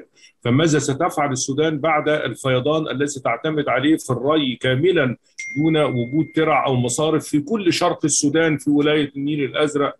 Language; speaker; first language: Arabic; native; Arabic